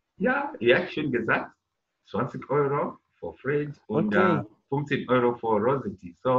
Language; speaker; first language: German; non-native, fluent; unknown